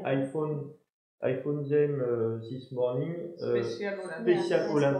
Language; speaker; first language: English; non-native, learner; French